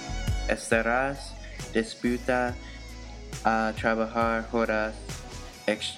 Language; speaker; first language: Spanish; non-native, learner; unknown